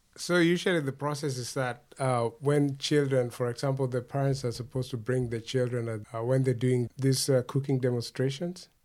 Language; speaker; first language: English; non-native, local second language; Luo (Kenya and Tanzania)